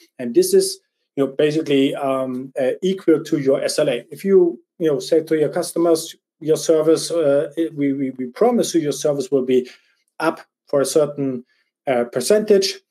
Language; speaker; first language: English; non-native, fluent; German